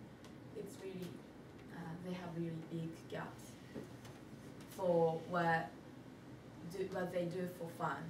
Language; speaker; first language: English; non-native, learner; Japanese